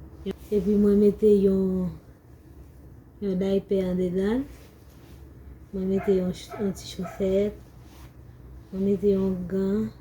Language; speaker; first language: French; non-native, learner; Haitian Creole